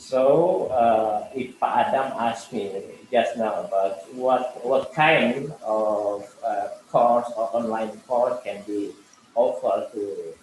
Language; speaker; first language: English; non-native, learner; Indonesian